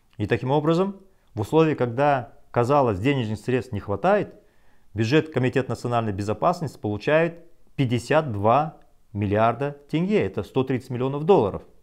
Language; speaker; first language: Russian; non-native, local second language; Kazakh